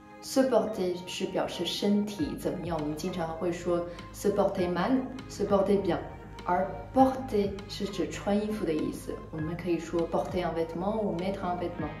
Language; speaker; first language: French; non-native, fluent; Chinese